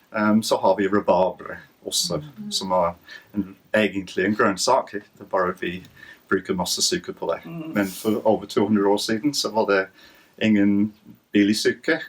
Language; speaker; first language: Norwegian; non-native, fluent; English